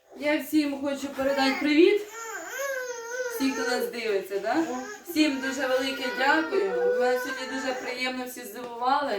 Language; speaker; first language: Ukrainian; native; Ukrainian